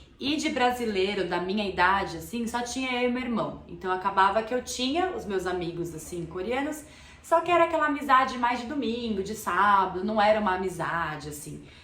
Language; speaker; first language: Portuguese; native; Portuguese